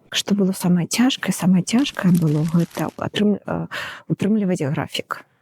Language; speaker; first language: Belarusian; non-native, local second language; Russian